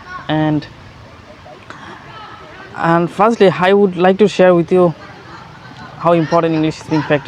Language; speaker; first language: English; non-native, learner; Bangla